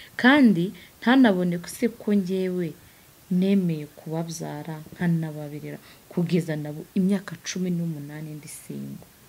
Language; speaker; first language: Kinyarwanda; native; Kinyarwanda